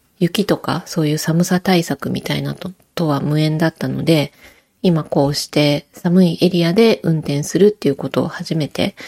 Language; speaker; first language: Japanese; native; Japanese